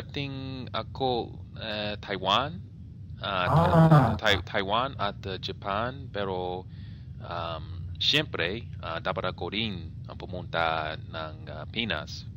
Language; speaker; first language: Filipino; non-native, learner; English